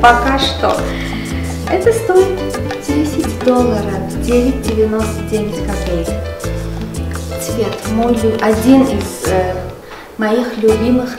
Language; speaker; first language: Russian; non-native, local second language; Armenian